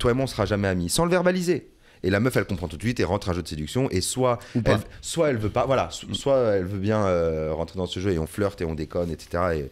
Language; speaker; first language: French; native; French